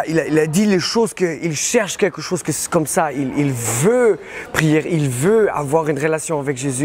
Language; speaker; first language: French; non-native, learner; German